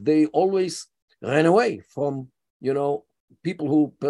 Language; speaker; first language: English; non-native, fluent; Yiddish